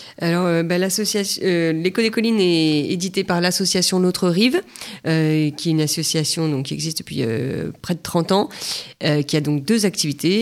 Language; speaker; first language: French; native; French